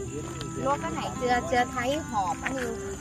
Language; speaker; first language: Vietnamese; non-native, learner; Thai